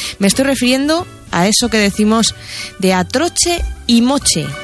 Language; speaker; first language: Spanish; native; Spanish